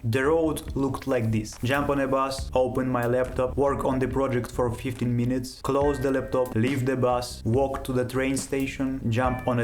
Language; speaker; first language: English; non-native, fluent; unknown